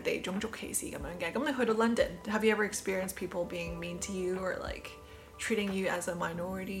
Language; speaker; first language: English; early bilingual, other home language; Cantonese